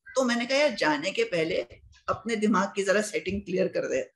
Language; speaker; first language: Hindi; native; Hindi